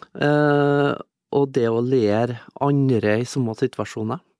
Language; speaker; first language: Norwegian; native; Norwegian